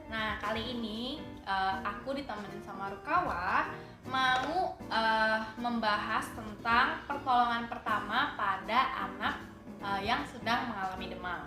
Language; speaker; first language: Indonesian; native; Indonesian